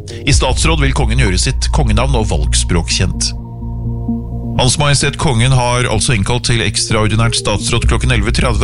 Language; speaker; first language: Norwegian; native; Norwegian